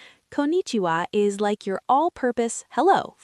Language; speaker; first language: English; native; English